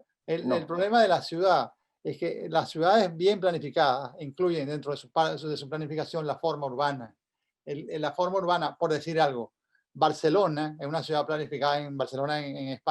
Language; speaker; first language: Spanish; native; Spanish